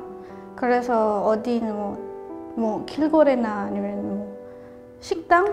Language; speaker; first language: Korean; non-native, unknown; Filipino